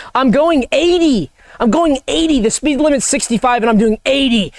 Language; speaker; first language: English; native; English